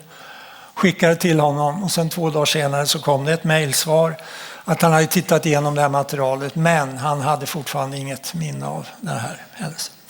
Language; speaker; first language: Swedish; native; Swedish